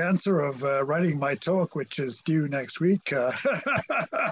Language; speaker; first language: English; native; English